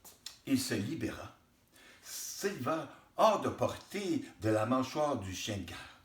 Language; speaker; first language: French; native; French